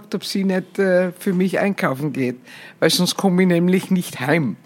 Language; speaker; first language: German; native; German